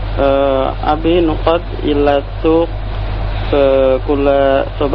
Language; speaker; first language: Arabic; non-native, learner; Indonesian